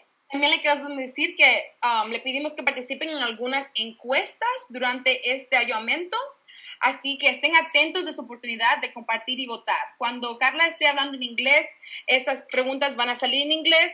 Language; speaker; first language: Spanish; early bilingual, heritage; Spanish